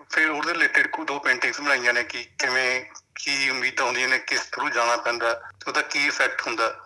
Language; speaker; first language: Punjabi; native; Punjabi